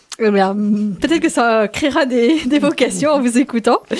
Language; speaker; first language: French; native; French